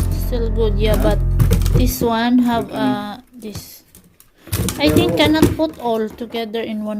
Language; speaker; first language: English; non-native, local second language; Filipino